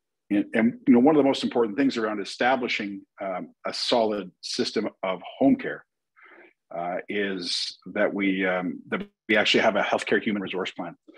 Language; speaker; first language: English; native; English